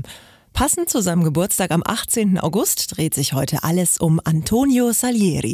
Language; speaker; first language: German; native; German